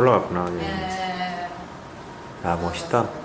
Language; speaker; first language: Korean; native; Korean